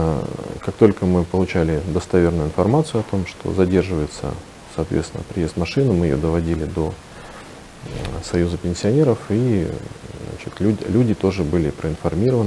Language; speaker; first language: Russian; native; Russian